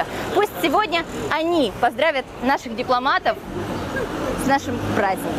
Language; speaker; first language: Russian; native; Russian